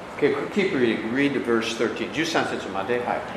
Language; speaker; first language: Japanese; non-native, learner; English